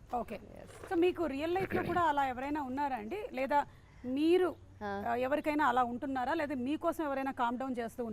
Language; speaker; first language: Telugu; native; Telugu